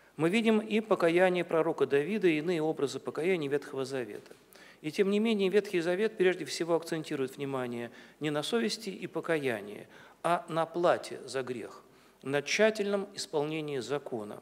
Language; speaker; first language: Russian; native; Russian